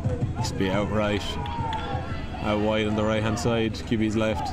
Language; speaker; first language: English; native; English